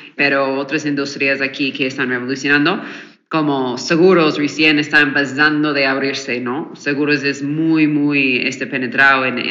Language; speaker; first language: Spanish; non-native, fluent; English